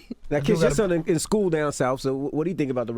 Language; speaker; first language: English; native; English